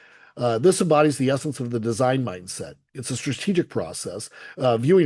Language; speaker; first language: English; native; English